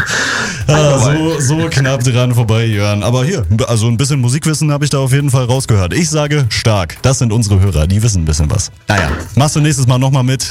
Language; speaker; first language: German; native; German